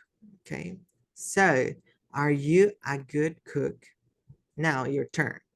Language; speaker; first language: English; non-native, fluent; Spanish